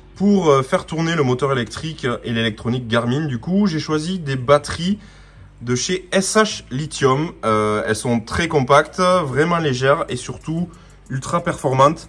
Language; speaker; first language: French; native; French